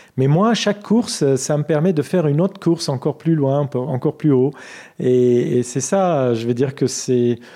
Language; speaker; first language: French; non-native, fluent; Armenian